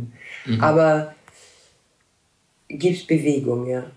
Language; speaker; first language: German; non-native, learner; French